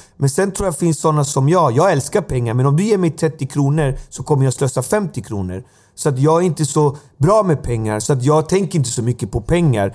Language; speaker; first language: Swedish; native; Swedish